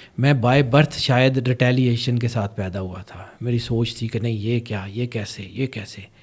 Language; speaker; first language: Urdu; non-native, local second language; Punjabi